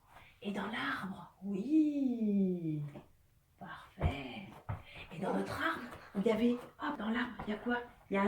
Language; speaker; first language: French; native; French